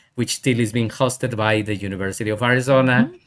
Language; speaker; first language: English; non-native, fluent; Spanish